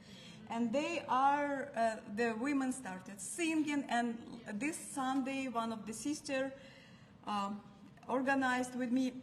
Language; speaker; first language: English; non-native, learner; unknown